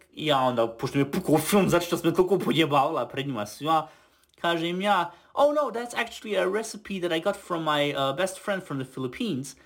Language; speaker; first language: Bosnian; early bilingual, heritage; Bosnian